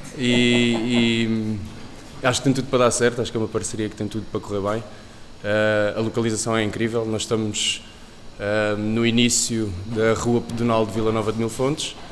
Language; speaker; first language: Portuguese; native; Portuguese